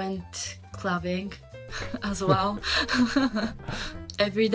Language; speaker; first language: English; non-native, learner; Japanese